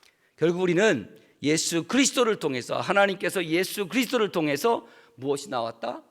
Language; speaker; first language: Korean; native; Korean